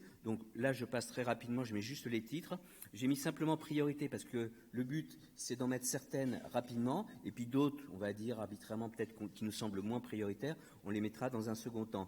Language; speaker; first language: French; native; French